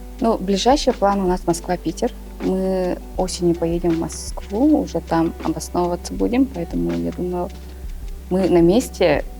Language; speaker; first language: Russian; non-native, local second language; Yakut